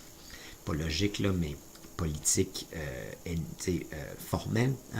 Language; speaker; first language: French; native; French